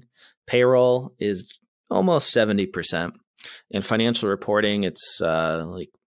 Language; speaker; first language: English; native; English